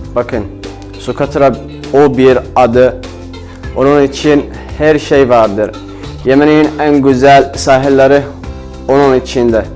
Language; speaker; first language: Turkish; non-native, fluent; Arabic